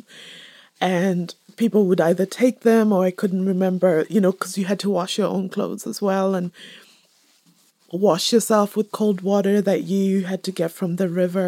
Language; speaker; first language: English; native; English